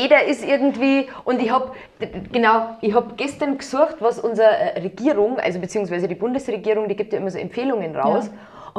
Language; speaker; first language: German; native; German